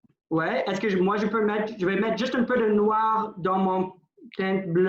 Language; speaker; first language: French; non-native, local second language; English